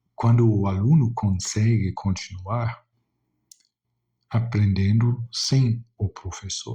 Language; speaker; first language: Portuguese; non-native, fluent; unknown